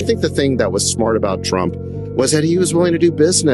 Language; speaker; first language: English; native; English